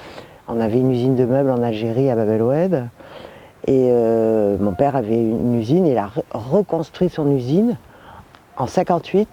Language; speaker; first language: French; native; French